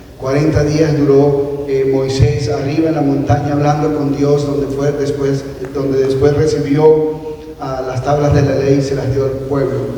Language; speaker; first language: Spanish; native; Spanish